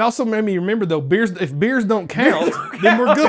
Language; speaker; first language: English; native; English